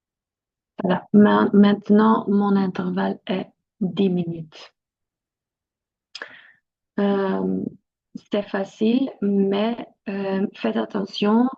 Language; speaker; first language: French; non-native, local second language; Dutch